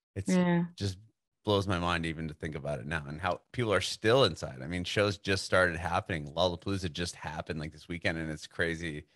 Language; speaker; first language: English; native; English